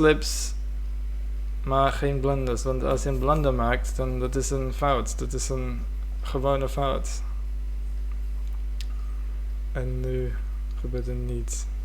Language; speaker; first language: Dutch; non-native, fluent; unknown